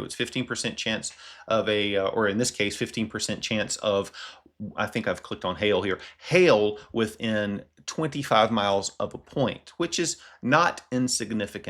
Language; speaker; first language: English; native; English